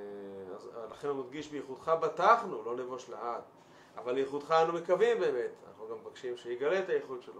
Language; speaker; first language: Hebrew; native; Hebrew